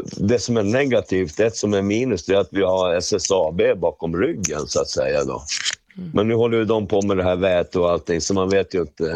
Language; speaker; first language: Swedish; native; Swedish